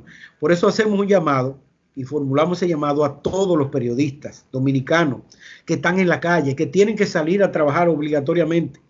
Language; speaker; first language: Spanish; native; Spanish